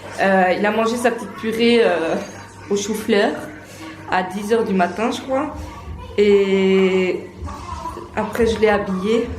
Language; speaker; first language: French; native; French